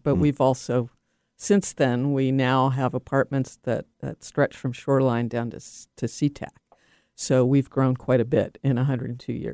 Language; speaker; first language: English; native; English